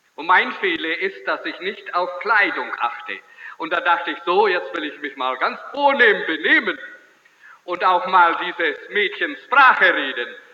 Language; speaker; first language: German; early bilingual, heritage; German